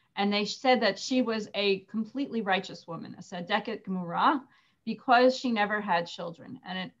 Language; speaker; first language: English; native; English